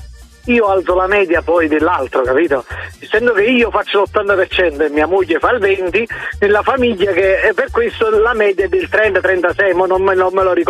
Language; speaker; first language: Italian; native; Italian